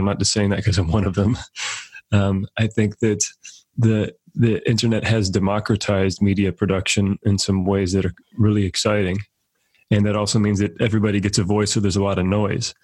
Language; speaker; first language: English; native; English